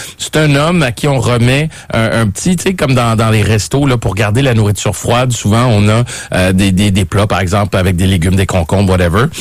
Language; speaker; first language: French; native; French